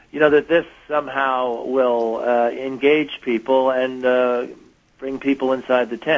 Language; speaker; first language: English; native; English